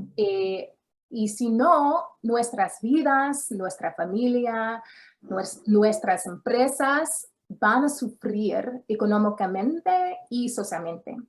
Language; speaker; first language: Spanish; early bilingual, heritage; English